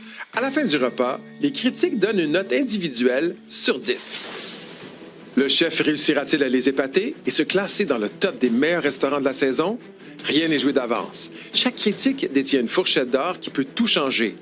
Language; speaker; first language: French; native; French